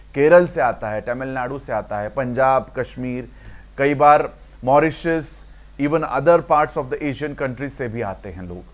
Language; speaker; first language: Hindi; non-native, local second language; Marathi